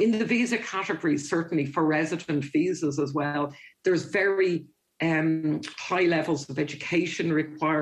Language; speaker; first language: English; native; English